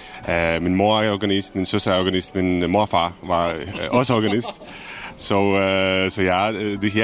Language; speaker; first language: Danish; non-native, fluent; Czech